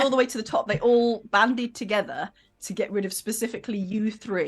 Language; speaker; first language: English; native; English